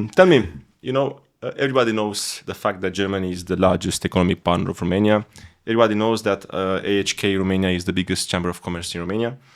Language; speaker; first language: English; non-native, fluent; Romanian